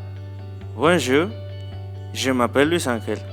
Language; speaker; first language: French; non-native, learner; Spanish